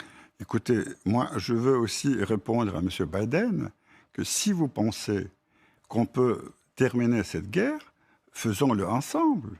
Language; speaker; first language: French; non-native, fluent; Russian